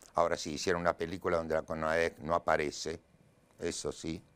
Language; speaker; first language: Spanish; native; Spanish